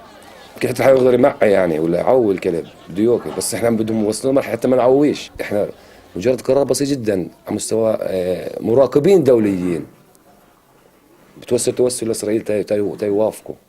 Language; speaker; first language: Arabic; native; Arabic